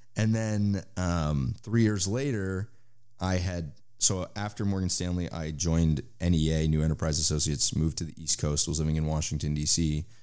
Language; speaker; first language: English; native; English